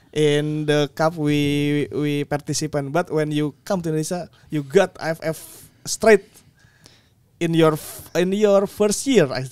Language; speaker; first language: English; non-native, learner; Indonesian